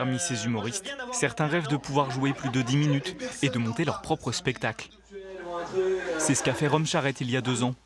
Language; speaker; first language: French; native; French